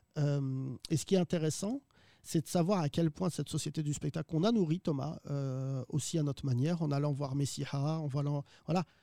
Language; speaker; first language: French; early bilingual, other home language; Arabic